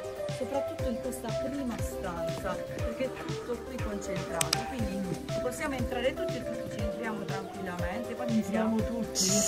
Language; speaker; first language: Italian; native; Italian